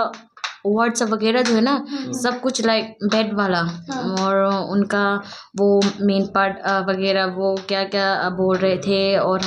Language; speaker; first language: Hindi; non-native, local second language; Kok Borok